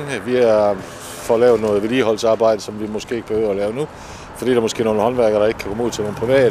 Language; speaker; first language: Danish; native; Danish